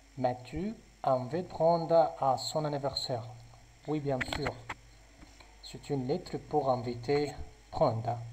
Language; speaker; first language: French; non-native, local second language; Arabic